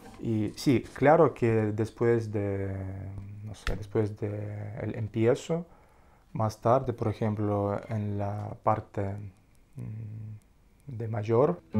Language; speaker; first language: Spanish; non-native, learner; Russian